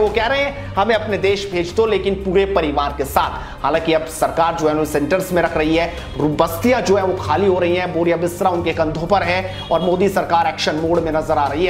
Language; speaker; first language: Hindi; native; Hindi